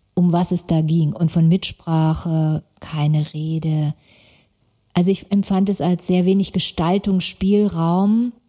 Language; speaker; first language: German; native; German